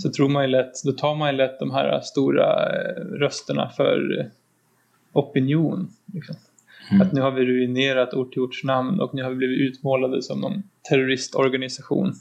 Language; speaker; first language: Swedish; native; Swedish